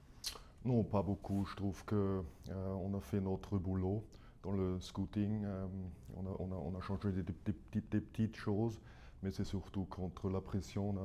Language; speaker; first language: French; non-native, fluent; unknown